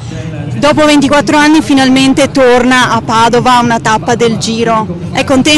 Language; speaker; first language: Italian; native; Italian